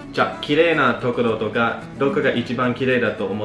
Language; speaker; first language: Japanese; non-native, fluent; English